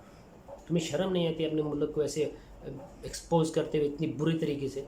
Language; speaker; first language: Urdu; native; Urdu